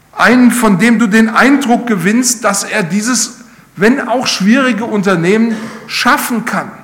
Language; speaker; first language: German; native; German